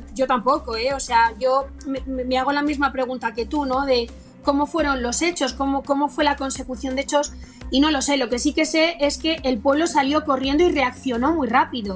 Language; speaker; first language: Spanish; native; Spanish